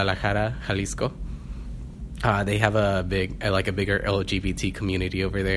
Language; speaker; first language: English; non-native, fluent; Spanish